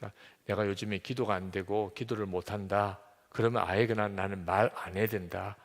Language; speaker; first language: Korean; native; Korean